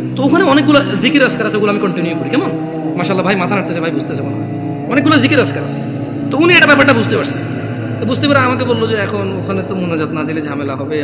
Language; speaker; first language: Bangla; early bilingual, heritage; Bangla